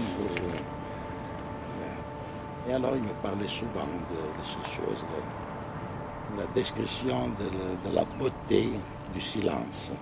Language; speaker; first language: French; non-native, local second language; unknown